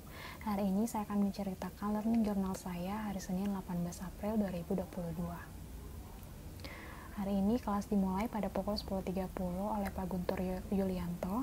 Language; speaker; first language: Indonesian; native; Indonesian